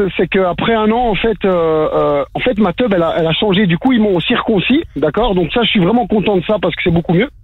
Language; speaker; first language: French; native; French